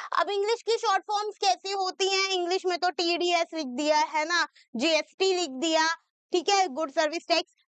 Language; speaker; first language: Hindi; native; Hindi